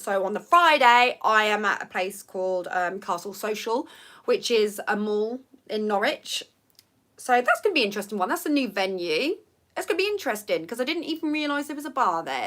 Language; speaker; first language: English; native; English